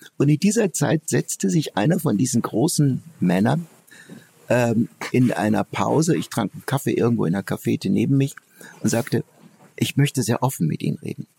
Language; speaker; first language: German; early bilingual, other home language; Turkish